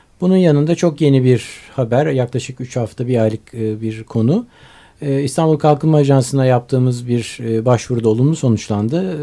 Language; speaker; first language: Turkish; native; Turkish